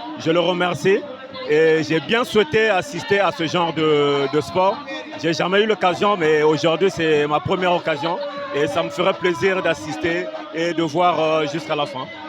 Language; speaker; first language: French; non-native, local second language; Lingala